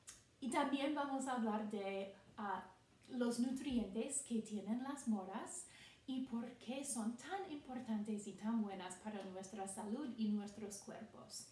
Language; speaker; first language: Spanish; non-native, fluent; English